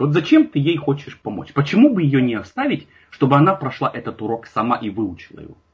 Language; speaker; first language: Russian; native; Russian